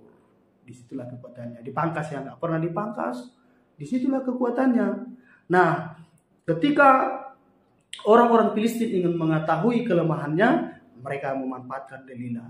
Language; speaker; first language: Indonesian; native; Indonesian